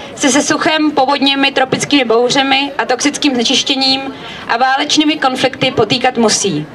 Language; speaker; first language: Czech; native; Czech